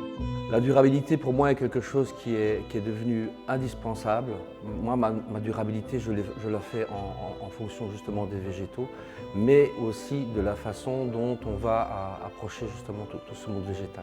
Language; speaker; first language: French; native; French